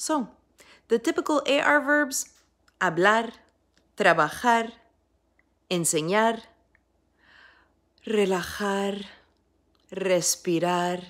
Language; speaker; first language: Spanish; non-native, fluent; French